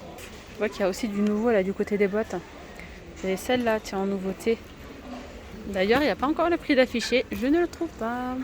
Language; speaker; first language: French; native; French